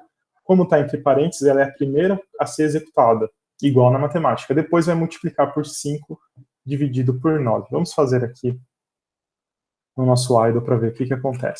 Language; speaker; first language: Portuguese; native; Portuguese